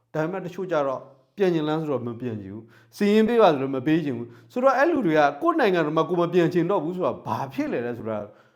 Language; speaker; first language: Burmese; non-native, local second language; S'gaw Karen